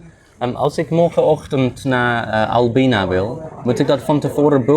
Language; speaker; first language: Dutch; non-native, learner; English